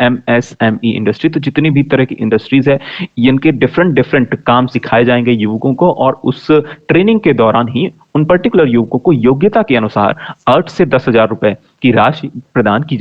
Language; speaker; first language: Hindi; native; Hindi